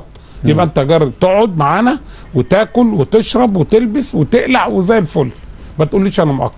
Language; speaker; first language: Arabic; native; Arabic